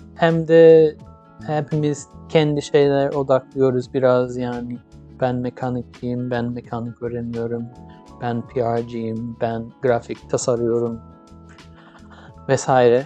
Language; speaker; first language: Turkish; early bilingual, heritage; English